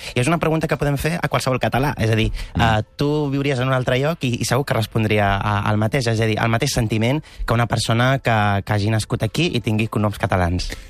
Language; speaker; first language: Catalan; early bilingual, other home language; Arabic